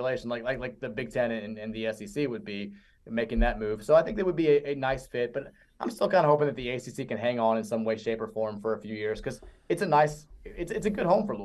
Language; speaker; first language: English; native; English